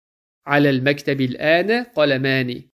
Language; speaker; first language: Arabic; non-native, fluent; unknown